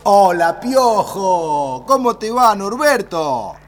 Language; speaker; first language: Spanish; native; Spanish